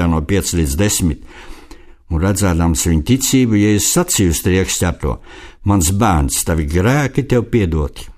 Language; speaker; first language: Latvian; native; Latvian